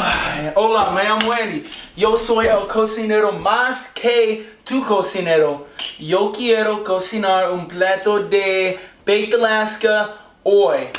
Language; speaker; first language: Spanish; non-native, learner; English